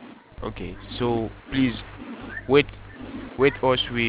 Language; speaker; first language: English; non-native, learner; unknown